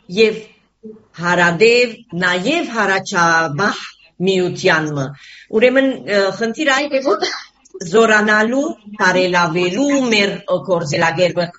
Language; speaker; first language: Armenian; early bilingual, heritage; Armenian